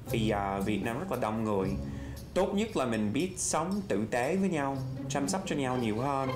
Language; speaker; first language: Vietnamese; non-native, fluent; English